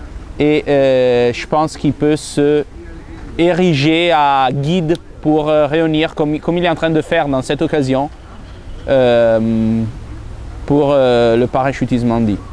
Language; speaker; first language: French; non-native, fluent; Italian